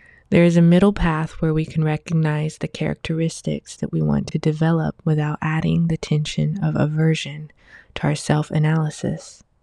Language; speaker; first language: English; early bilingual, other home language; Chinese